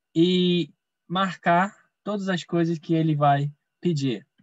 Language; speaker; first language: Portuguese; non-native, fluent; English